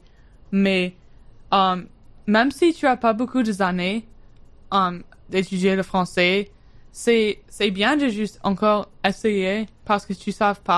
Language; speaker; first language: French; non-native, learner; English